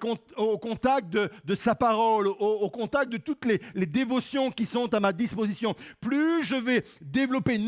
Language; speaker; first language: French; native; French